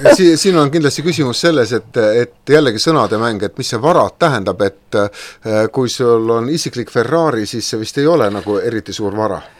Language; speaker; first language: Estonian; native; Estonian